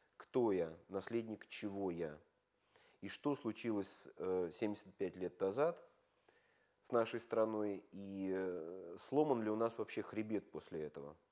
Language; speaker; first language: Russian; native; Russian